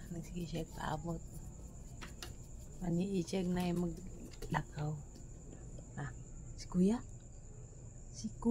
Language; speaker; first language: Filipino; non-native, local second language; Cebuano